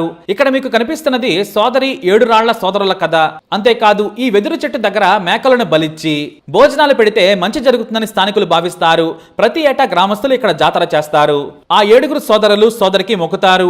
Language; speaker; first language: Telugu; native; Telugu